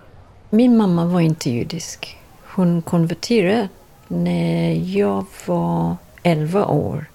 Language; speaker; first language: Swedish; non-native, fluent; English